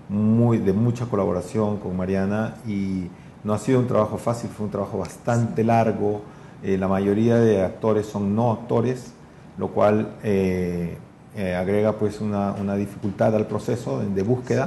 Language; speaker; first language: Spanish; native; Spanish